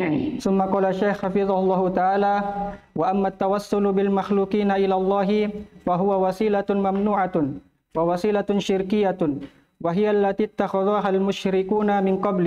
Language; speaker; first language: Arabic; non-native, learner; Indonesian